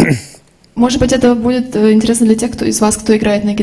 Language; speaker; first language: Russian; native; Russian